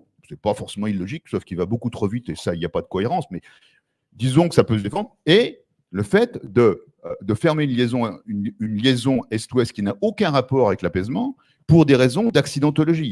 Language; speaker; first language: French; native; French